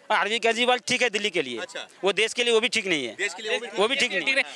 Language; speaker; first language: Hindi; native; Hindi